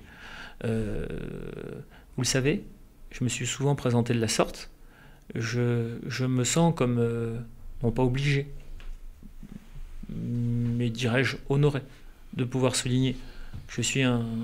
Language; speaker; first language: French; native; French